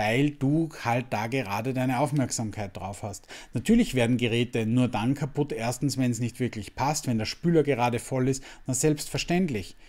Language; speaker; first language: German; native; German